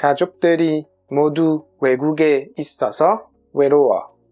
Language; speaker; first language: Korean; non-native, fluent; French